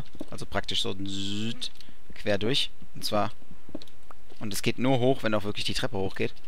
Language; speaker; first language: German; native; German